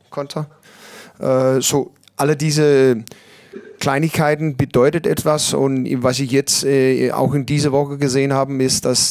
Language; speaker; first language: German; non-native, learner; Danish